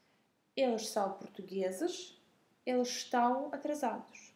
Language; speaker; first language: Portuguese; non-native, fluent; Russian